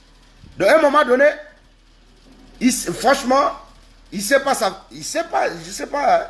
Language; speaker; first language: French; non-native, local second language; Lingala